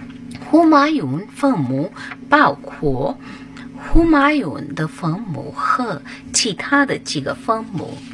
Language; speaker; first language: Chinese; non-native, fluent; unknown